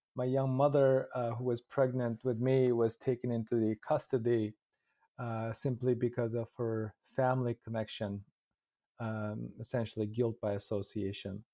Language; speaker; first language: English; non-native, fluent; Uyghur